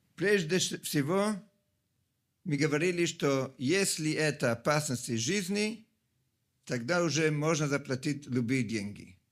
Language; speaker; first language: Russian; non-native, fluent; Italian